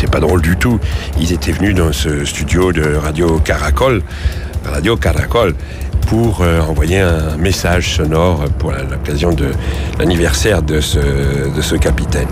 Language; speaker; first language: French; native; French